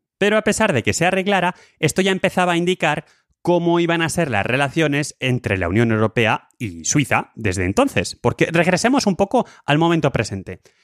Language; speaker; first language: Spanish; native; Spanish